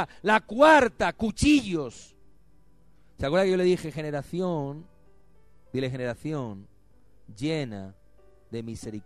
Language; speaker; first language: Spanish; native; Spanish